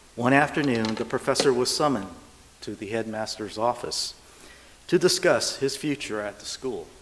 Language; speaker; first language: English; native; English